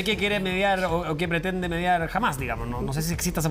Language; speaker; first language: Spanish; native; Spanish